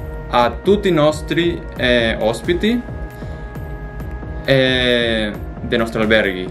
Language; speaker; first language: Italian; non-native, learner; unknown